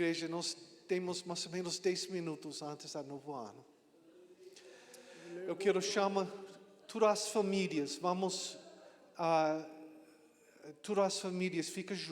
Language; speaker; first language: Portuguese; non-native, learner; English